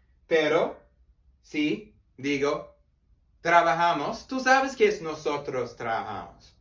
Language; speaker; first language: Spanish; non-native, learner; English